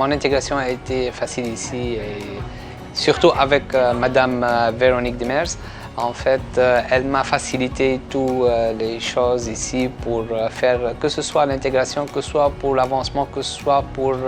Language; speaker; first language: French; non-native, local second language; Arabic